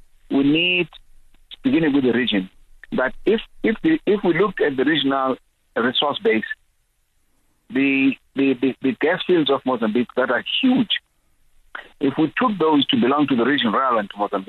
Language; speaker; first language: English; non-native, local second language; Xhosa